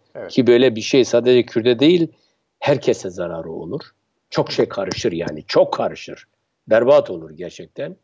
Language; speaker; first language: Turkish; non-native, local second language; Kurdish